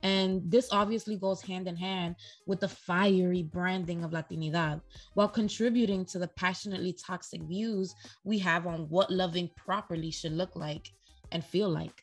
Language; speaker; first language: English; early bilingual, other home language; Spanish